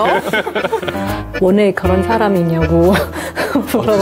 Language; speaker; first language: Korean; non-native, learner; Indonesian